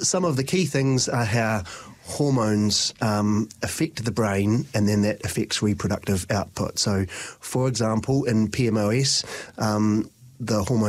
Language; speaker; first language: English; native; English